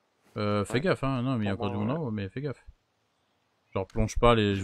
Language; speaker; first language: French; native; French